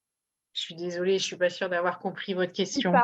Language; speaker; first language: French; native; French